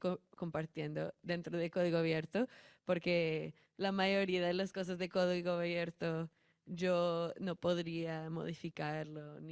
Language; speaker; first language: Spanish; non-native, fluent; English